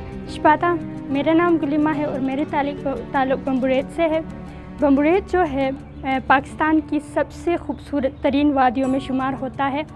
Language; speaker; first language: Hindi; non-native, local second language; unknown